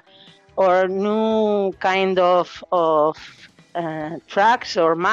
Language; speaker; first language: English; non-native, fluent; Catalan